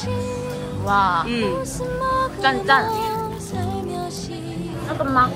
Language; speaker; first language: Chinese; non-native, learner; Korean